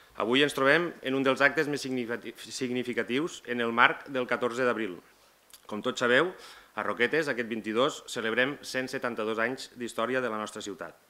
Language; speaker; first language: Catalan; native; Catalan